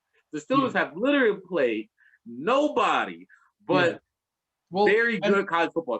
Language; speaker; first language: English; native; English